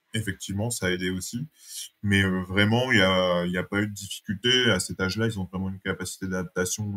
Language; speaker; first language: French; native; French